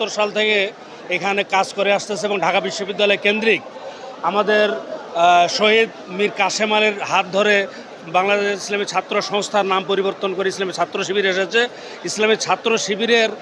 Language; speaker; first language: Bangla; native; Bangla